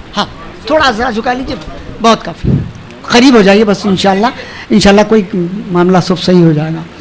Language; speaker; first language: Urdu; native; Urdu